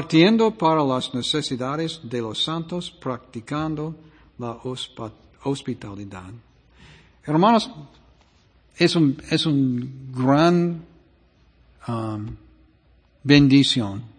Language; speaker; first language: Spanish; non-native, fluent; English